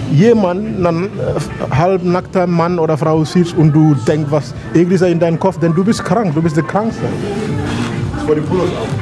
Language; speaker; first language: German; non-native, learner; Wolof